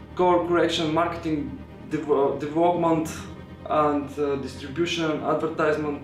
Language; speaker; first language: English; non-native, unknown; Bulgarian